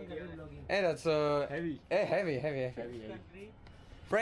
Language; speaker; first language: English; non-native, learner; French